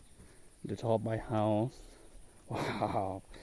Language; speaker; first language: English; non-native, learner; Hmong